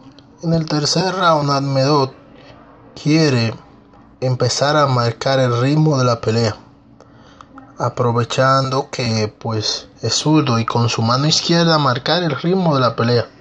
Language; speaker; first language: Spanish; native; Spanish